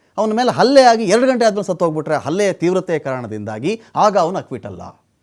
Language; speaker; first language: Kannada; native; Kannada